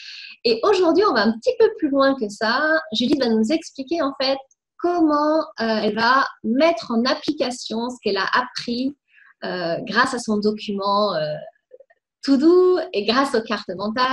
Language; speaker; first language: French; native; French